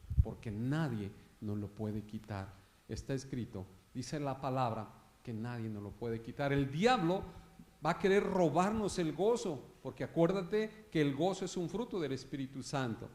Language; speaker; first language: Spanish; native; Spanish